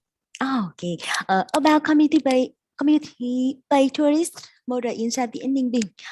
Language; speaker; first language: English; non-native, learner; Vietnamese